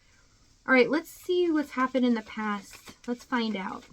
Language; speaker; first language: English; native; English